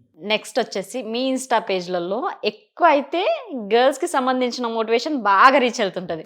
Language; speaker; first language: Telugu; native; Telugu